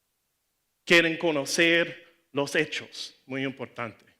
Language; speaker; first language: Spanish; non-native, learner; English